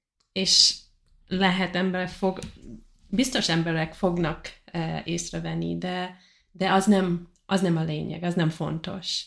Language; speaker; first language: Hungarian; non-native, learner; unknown